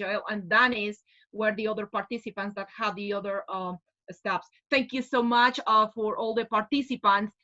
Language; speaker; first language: English; non-native, fluent; Spanish